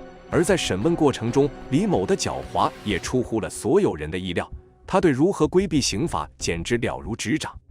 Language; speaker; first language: Chinese; native; Chinese